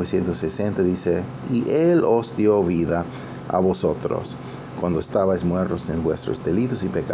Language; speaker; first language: Spanish; non-native, fluent; English